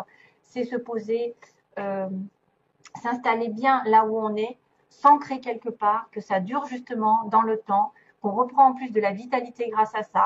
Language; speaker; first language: French; native; French